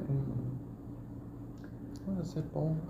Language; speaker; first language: French; non-native, learner; Chinese